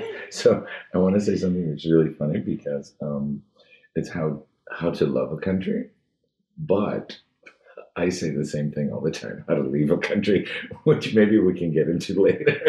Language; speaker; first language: English; early bilingual, other home language; Spanish